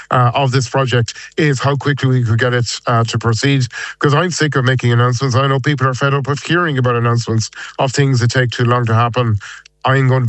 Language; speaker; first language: English; native; English